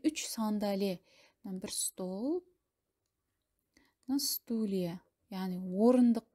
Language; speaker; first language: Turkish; non-native, fluent; Kazakh